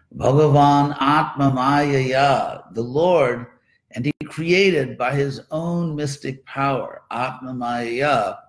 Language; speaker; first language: English; native; English